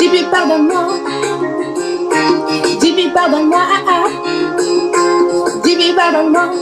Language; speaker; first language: French; native; French